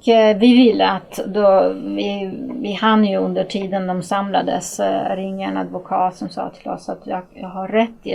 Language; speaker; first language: Swedish; non-native, fluent; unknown